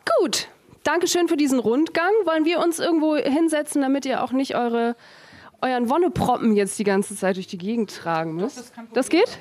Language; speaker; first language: German; native; German